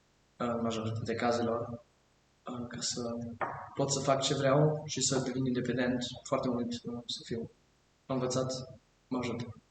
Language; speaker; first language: Romanian; early bilingual, heritage; German